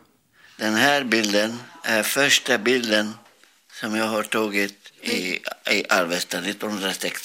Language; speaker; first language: Swedish; non-native, learner; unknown